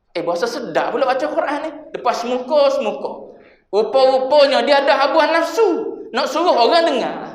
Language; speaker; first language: Malay; native; Malay